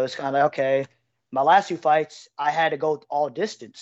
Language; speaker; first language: English; native; English